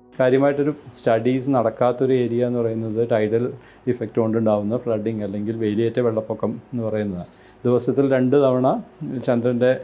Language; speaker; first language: Malayalam; native; Malayalam